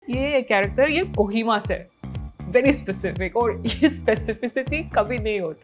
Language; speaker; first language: Hindi; non-native, local second language; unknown